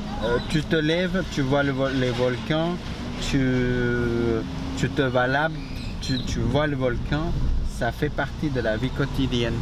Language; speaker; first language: French; non-native, fluent; Spanish